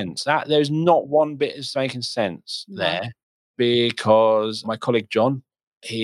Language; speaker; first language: English; native; English